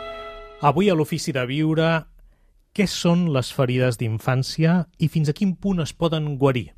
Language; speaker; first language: Catalan; native; Catalan